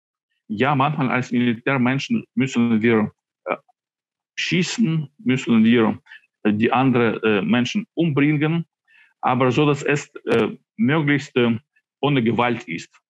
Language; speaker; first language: German; non-native, fluent; Ukrainian